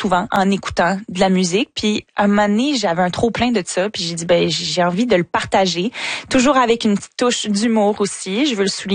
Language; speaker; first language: French; native; French